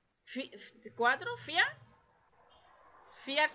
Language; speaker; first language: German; non-native, learner; Spanish